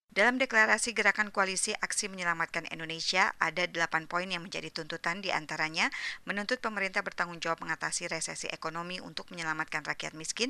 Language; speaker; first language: Indonesian; native; Indonesian